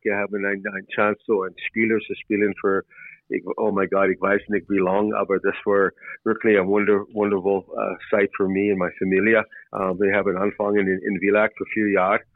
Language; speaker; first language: German; non-native, learner; English